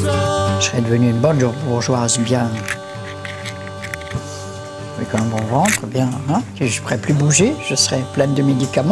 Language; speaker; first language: French; native; French